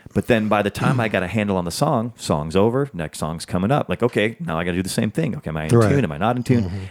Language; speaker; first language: English; native; English